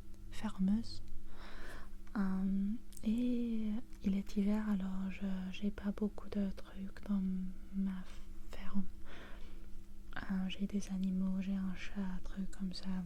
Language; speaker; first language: French; non-native, fluent; English